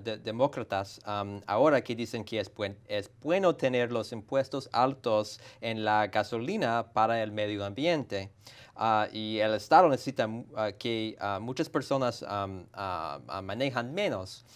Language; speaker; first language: Spanish; non-native, fluent; English